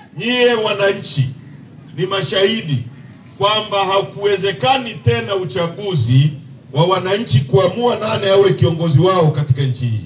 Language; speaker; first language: Swahili; native; Swahili